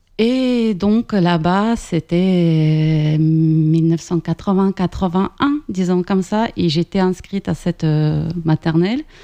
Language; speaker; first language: French; non-native, fluent; Ukrainian